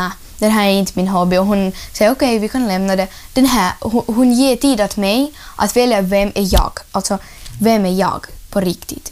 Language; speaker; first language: Swedish; non-native, learner; Russian